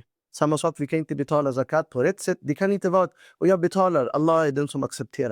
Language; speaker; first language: Swedish; non-native, fluent; Urdu